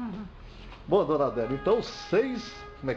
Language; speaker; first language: Portuguese; native; Portuguese